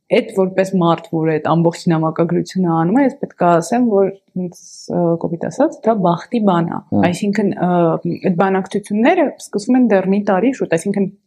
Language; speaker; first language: Armenian; native; Armenian